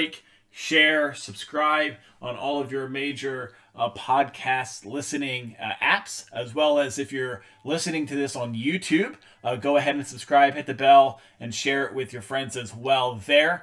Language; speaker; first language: English; native; English